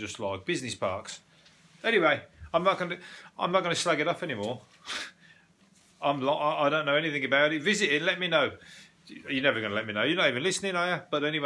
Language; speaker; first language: English; native; English